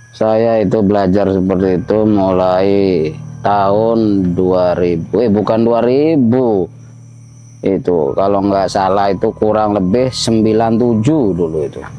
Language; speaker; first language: Indonesian; non-native, local second language; Sasak